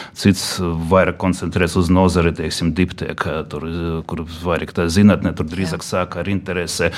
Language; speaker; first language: Latvian; non-native, local second language; Russian